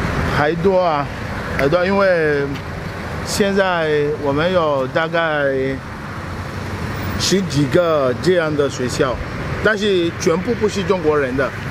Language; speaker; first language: Chinese; non-native, fluent; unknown